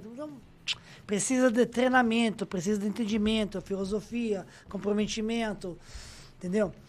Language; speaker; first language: Portuguese; non-native, fluent; Serbian